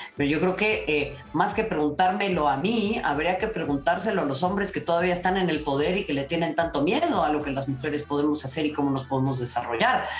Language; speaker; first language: Spanish; native; Spanish